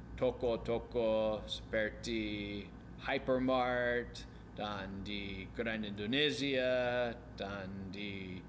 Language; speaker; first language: Indonesian; non-native, learner; English